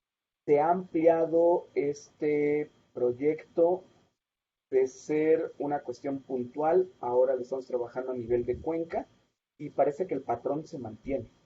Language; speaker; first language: Spanish; native; Spanish